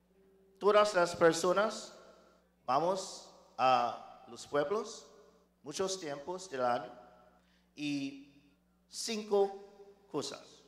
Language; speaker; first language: Spanish; non-native, learner; English